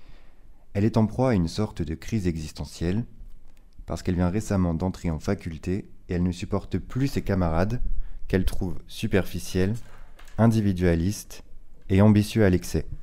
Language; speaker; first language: French; native; French